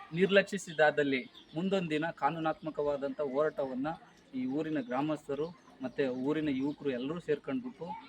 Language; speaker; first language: Kannada; native; Kannada